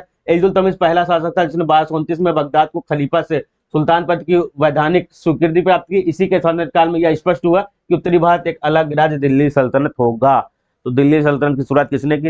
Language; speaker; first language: Hindi; native; Hindi